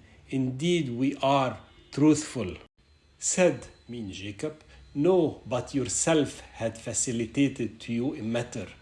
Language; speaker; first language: English; non-native, fluent; Arabic